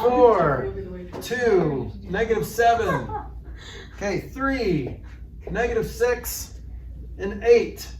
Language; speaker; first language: English; native; English